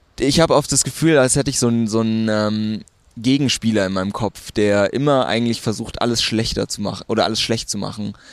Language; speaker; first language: German; native; German